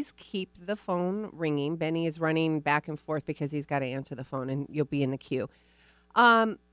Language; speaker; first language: English; native; English